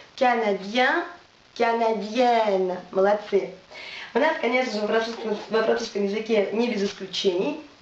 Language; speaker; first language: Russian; native; Russian